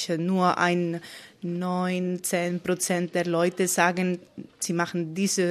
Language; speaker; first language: German; non-native, fluent; Spanish